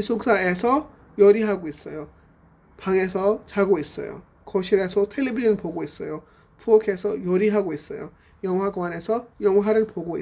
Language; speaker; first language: Korean; non-native, fluent; Urdu